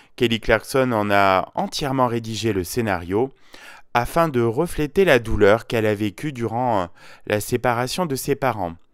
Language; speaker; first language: French; native; French